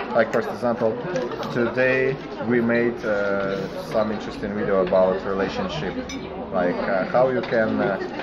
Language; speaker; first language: English; non-native, learner; Russian